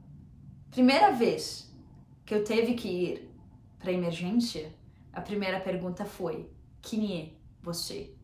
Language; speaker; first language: Portuguese; non-native, fluent; Arabic